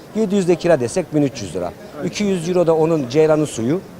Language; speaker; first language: Turkish; native; Turkish